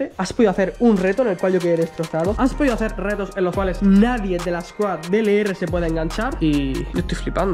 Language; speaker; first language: Spanish; native; Spanish